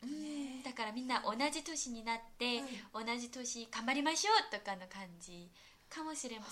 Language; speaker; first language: Japanese; non-native, fluent; Korean